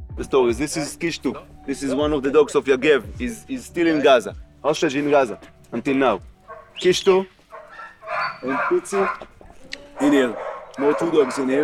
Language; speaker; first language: English; non-native, fluent; Hebrew